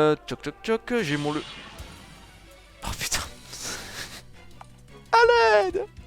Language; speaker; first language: French; native; French